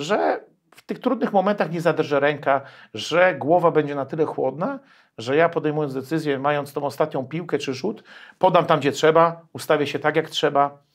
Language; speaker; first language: Polish; native; Polish